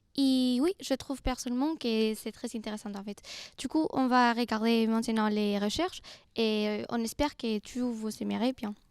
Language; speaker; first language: French; non-native, learner; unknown